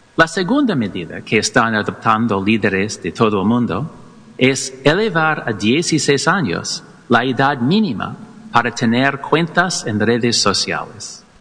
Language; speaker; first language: Spanish; non-native, learner; English